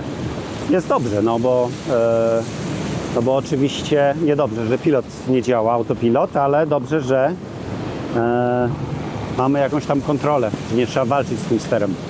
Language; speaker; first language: Polish; native; Polish